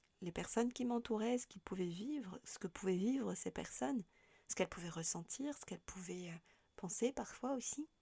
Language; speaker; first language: French; native; French